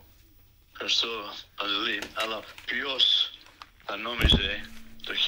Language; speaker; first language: Greek; early bilingual, heritage; Greek